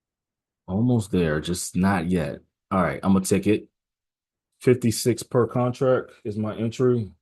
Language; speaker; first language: English; native; English